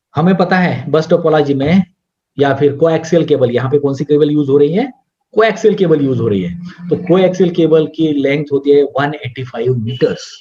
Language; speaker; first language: Hindi; non-native, local second language; Marathi